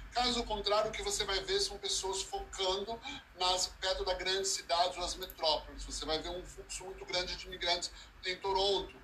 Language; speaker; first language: Portuguese; early bilingual, heritage; Portuguese